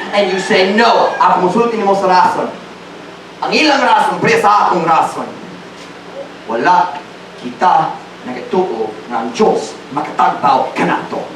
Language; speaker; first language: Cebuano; non-native, fluent; English